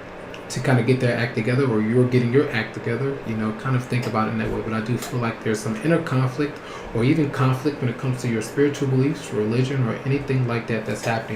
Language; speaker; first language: English; native; English